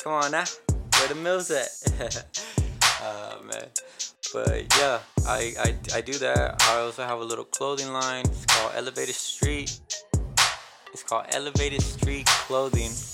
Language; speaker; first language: English; early bilingual, other home language; Spanish